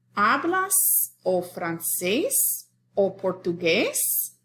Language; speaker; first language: Spanish; non-native, fluent; English